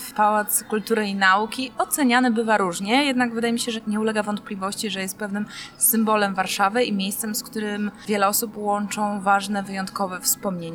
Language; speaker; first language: Polish; native; Polish